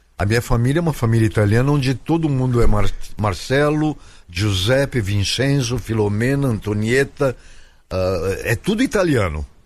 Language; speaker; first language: Portuguese; native; Portuguese